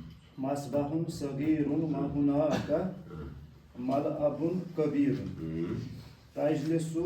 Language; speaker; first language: Arabic; non-native, learner; Urdu